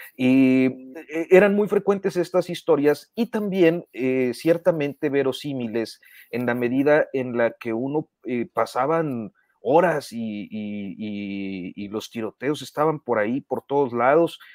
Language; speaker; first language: Spanish; native; Spanish